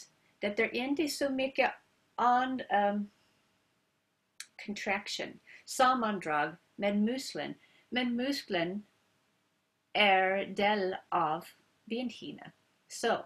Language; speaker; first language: Swedish; non-native, learner; English